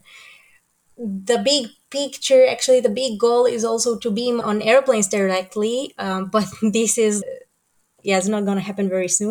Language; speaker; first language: English; non-native, fluent; Romanian